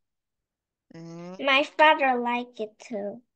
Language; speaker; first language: English; non-native, learner; Korean